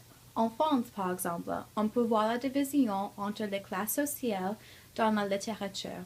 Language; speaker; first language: French; non-native, learner; English